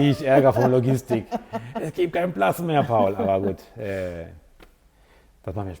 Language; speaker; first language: German; non-native, fluent; Italian